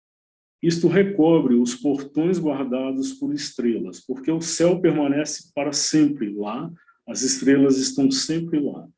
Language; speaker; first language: Portuguese; native; Portuguese